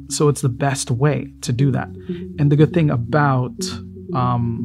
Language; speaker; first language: English; native; English